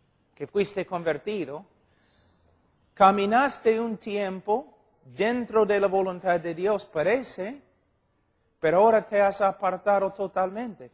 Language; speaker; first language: Spanish; non-native, fluent; English